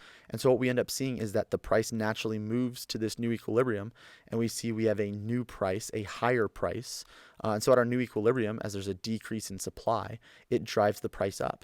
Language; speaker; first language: English; native; English